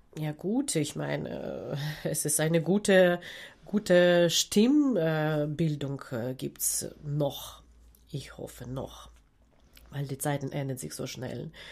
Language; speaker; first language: German; non-native, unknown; Ukrainian